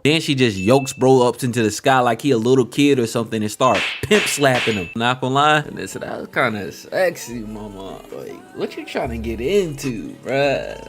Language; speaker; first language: English; native; English